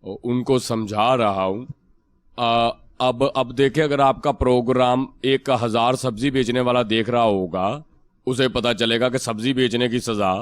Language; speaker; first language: Urdu; non-native, local second language; Punjabi